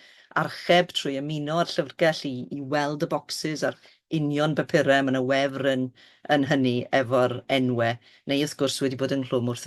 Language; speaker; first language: Welsh; native; Welsh